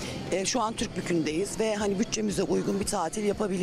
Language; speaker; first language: Turkish; native; Turkish